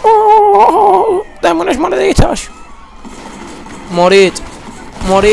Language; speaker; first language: Spanish; native; Spanish